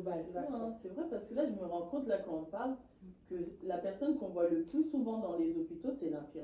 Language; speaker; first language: French; native; French